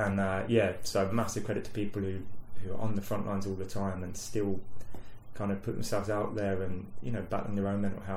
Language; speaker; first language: English; native; English